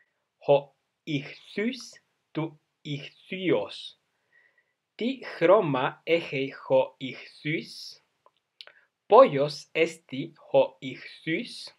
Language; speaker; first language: Greek; non-native, fluent; Spanish